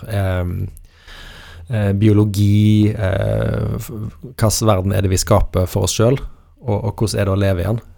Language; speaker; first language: Norwegian; native; Norwegian